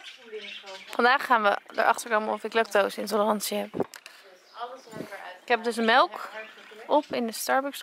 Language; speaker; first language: Dutch; native; Dutch